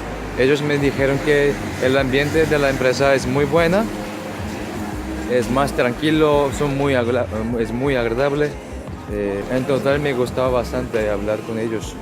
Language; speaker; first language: Spanish; non-native, fluent; Korean